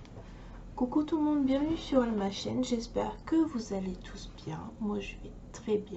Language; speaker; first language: French; native; French